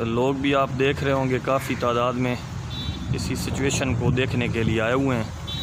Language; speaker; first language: Urdu; non-native, local second language; Punjabi